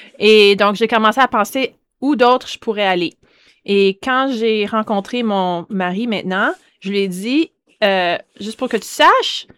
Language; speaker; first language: French; native; French